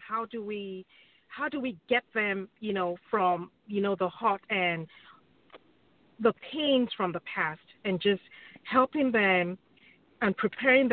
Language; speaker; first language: English; non-native, local second language; Yoruba